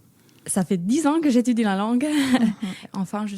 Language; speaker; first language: French; non-native, fluent; Finnish